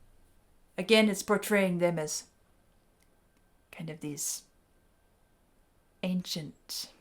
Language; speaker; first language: English; native; English